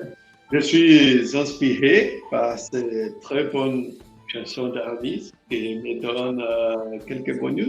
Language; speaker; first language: French; non-native, learner; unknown